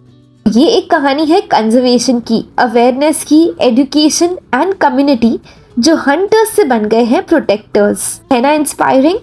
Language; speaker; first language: Hindi; native; Hindi